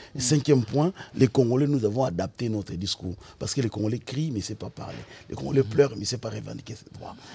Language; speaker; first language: French; non-native, local second language; Lingala